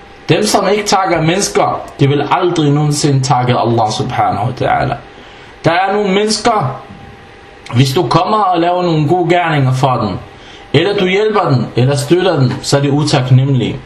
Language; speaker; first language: Danish; non-native, fluent; Arabic